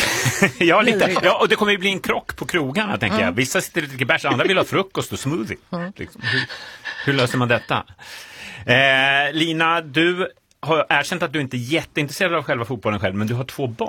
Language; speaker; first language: Swedish; native; Swedish